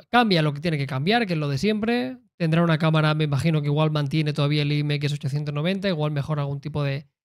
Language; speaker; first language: Spanish; native; Spanish